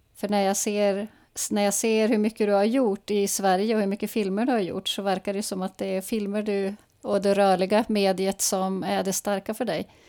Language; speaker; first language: Swedish; native; Swedish